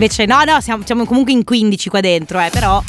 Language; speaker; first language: Italian; native; Italian